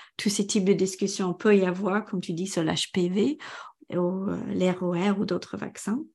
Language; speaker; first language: French; non-native, fluent; English